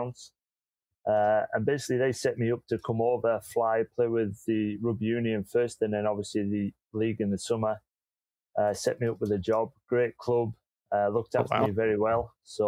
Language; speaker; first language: English; native; English